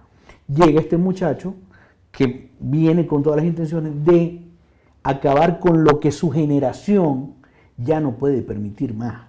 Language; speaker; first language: Spanish; native; Spanish